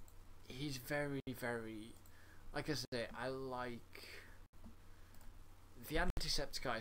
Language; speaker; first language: English; native; English